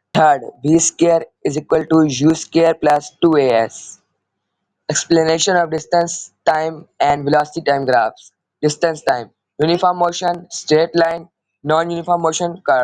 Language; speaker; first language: English; non-native, local second language; Urdu